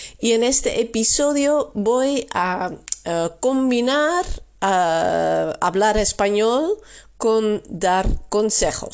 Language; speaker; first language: Spanish; non-native, fluent; Dutch